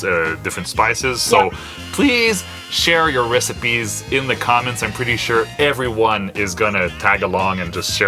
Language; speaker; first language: English; non-native, local second language; French